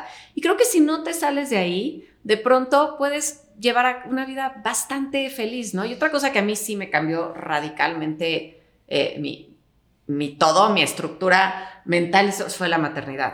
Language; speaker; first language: Spanish; native; Spanish